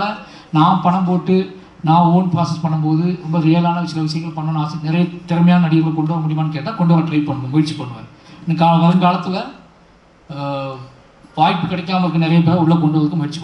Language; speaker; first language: Tamil; native; Tamil